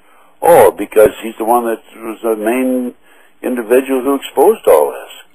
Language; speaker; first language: English; native; English